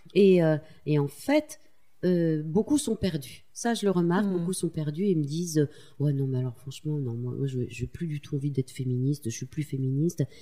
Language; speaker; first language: French; native; French